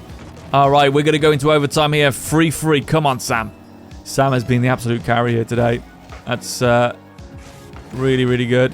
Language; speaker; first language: English; native; English